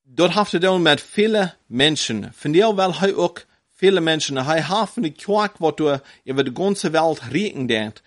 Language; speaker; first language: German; non-native, learner; Plautdietsch